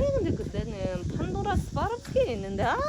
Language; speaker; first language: Korean; non-native, learner; Vietnamese